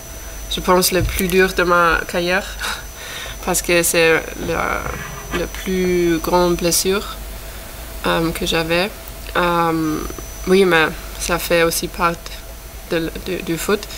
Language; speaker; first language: French; non-native, fluent; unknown